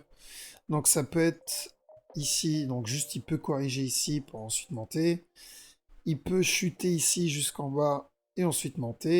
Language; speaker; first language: French; native; French